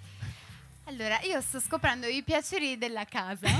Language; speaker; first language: Italian; native; Italian